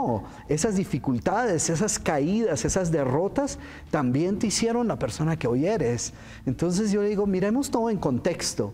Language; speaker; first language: Spanish; native; Spanish